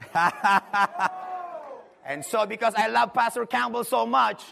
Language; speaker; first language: English; non-native, local second language; Filipino